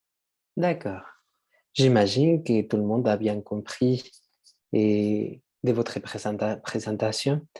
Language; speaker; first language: French; non-native, fluent; Spanish